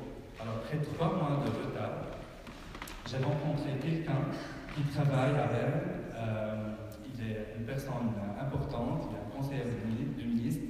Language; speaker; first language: French; non-native, fluent; Arabic